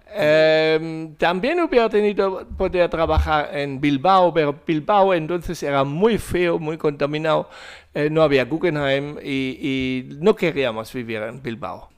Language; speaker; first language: Spanish; non-native, fluent; German